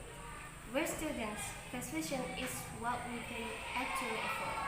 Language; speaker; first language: English; non-native, learner; Indonesian